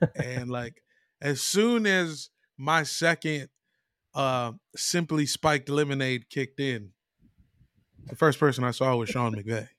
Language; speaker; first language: English; native; English